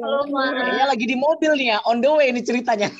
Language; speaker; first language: Indonesian; native; Indonesian